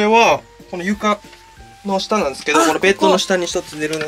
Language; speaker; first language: Japanese; native; Japanese